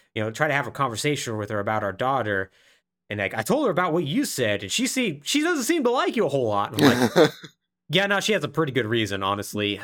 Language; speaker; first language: English; native; English